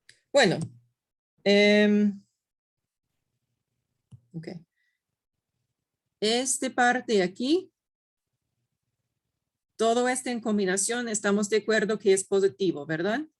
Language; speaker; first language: Spanish; non-native, fluent; English